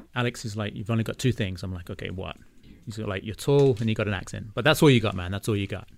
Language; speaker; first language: English; native; English